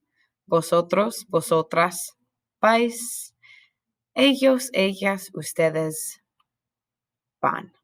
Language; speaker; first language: Spanish; non-native, fluent; English